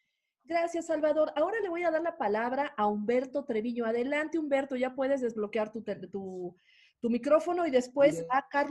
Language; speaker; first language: Spanish; native; Spanish